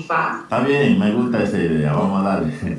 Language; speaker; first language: Spanish; native; Spanish